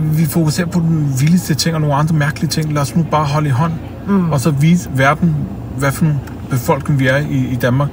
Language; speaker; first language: Danish; early bilingual, other home language; Kurdish